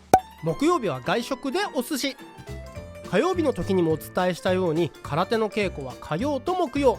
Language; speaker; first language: Japanese; native; Japanese